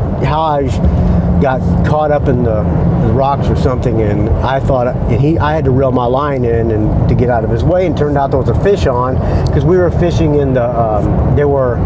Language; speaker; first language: English; native; English